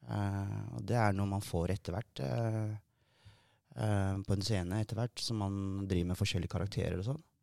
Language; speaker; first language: Norwegian; early bilingual, other home language; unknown